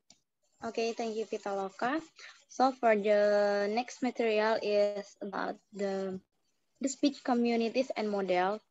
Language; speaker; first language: English; non-native, learner; Indonesian